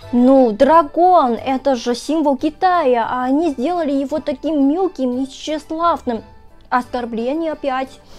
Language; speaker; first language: Russian; non-native, fluent; Chinese